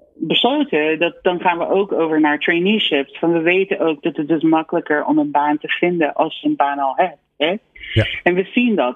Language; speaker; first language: Dutch; non-native, fluent; English